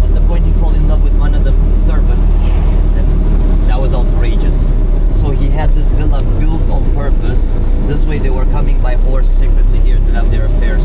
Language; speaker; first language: English; non-native, local second language; Italian